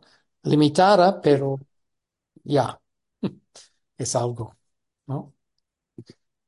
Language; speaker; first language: Spanish; non-native, fluent; English